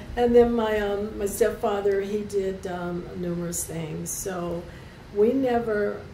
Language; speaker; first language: English; native; English